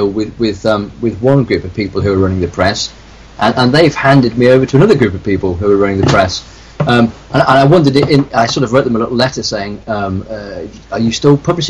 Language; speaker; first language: English; native; English